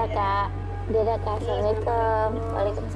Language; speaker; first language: Indonesian; native; Indonesian